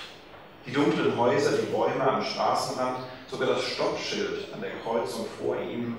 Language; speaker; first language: German; native; German